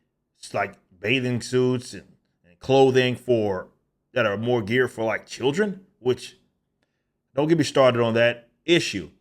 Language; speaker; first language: English; native; English